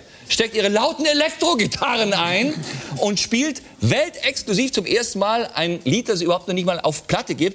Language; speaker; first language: German; native; German